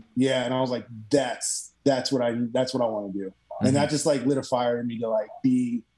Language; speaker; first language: English; native; English